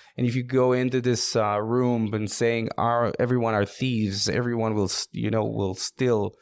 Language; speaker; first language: English; non-native, fluent; Hebrew